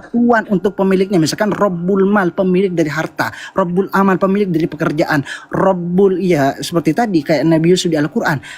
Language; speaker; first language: Indonesian; non-native, local second language; Madurese